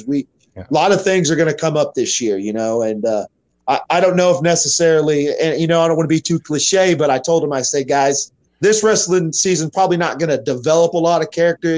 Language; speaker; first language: English; native; English